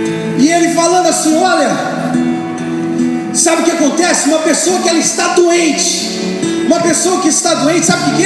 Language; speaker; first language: Portuguese; native; Portuguese